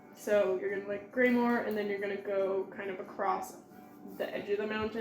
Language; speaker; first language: English; native; English